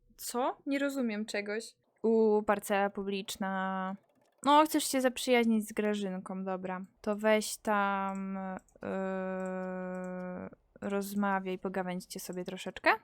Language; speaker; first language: Polish; native; Polish